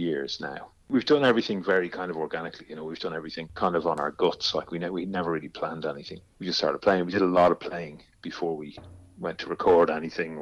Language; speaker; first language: English; native; English